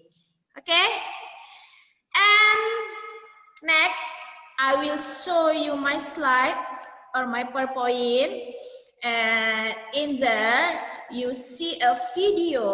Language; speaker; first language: English; non-native, learner; Indonesian